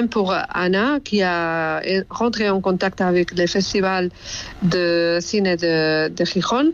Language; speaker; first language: French; non-native, fluent; Spanish